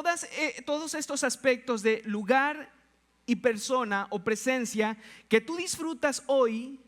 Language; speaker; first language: Spanish; native; Spanish